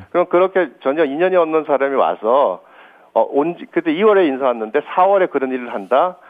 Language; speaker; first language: Korean; native; Korean